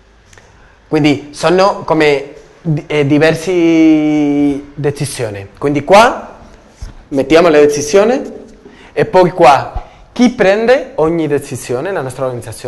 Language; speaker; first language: Italian; non-native, learner; Spanish